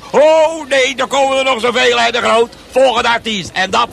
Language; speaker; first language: Dutch; native; Dutch